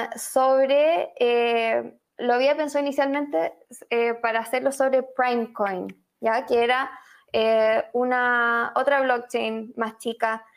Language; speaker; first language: Spanish; native; Spanish